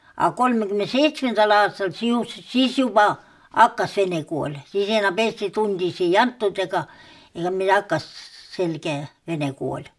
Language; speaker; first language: Estonian; early bilingual, heritage; Estonian